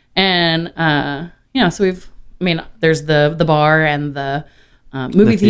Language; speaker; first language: English; native; English